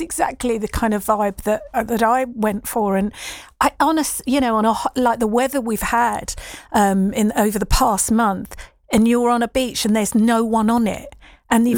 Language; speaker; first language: English; native; English